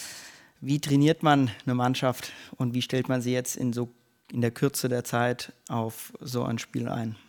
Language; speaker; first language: German; native; German